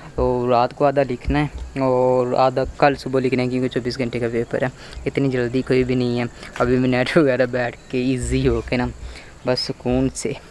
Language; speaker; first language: Urdu; non-native, local second language; Punjabi